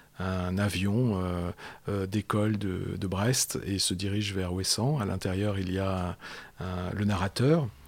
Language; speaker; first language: French; native; French